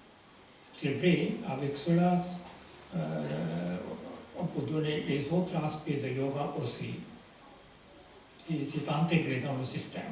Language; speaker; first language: French; non-native, fluent; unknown